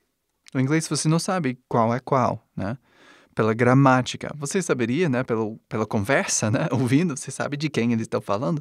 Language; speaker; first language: Portuguese; non-native, fluent; English